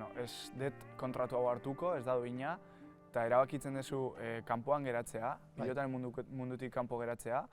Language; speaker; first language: Basque; native; Basque